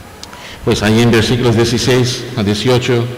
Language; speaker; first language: Spanish; non-native, fluent; English